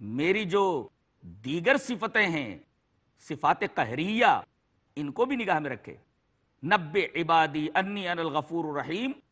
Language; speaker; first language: Urdu; native; Urdu